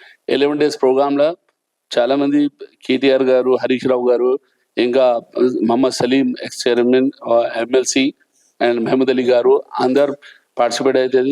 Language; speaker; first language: Telugu; non-native, local second language; Urdu